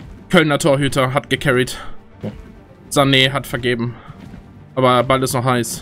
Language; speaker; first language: German; native; German